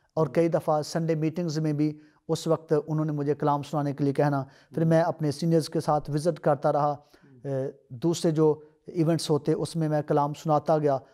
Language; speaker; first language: Urdu; non-native, local second language; Punjabi